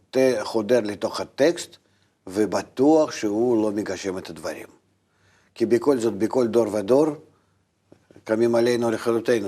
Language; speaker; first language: Hebrew; non-native, fluent; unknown